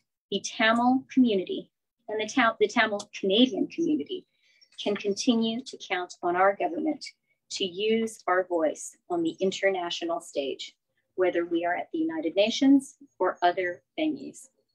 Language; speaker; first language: English; native; English